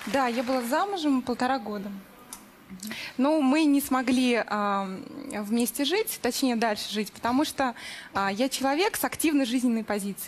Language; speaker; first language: Russian; native; Russian